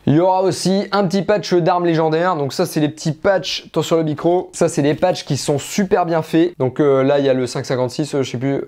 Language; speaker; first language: French; native; French